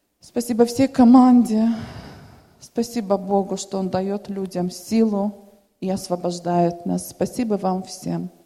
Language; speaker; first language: Russian; native; Russian